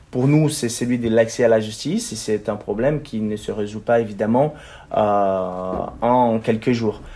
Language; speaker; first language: French; non-native, fluent; Portuguese